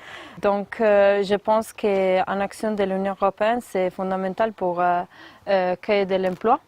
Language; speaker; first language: French; non-native, fluent; Italian